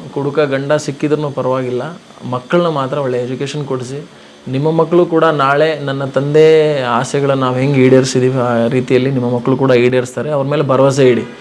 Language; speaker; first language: Kannada; non-native, local second language; Lambadi